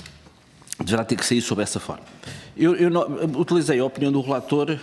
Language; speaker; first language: Portuguese; native; Portuguese